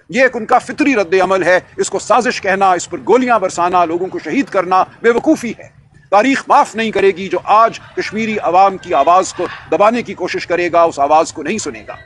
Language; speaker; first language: Urdu; native; Urdu